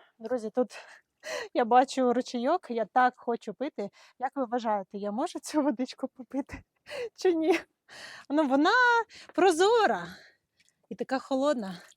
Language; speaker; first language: Ukrainian; non-native, local second language; Russian